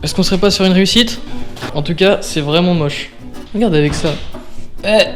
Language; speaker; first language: French; native; French